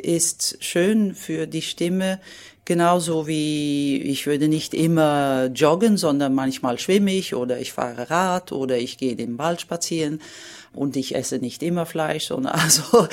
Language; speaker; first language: German; non-native, fluent; Swedish